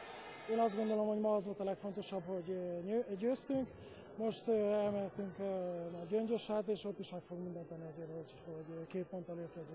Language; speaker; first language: Hungarian; native; Hungarian